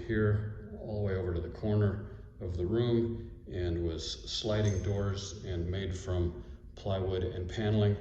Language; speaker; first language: English; native; English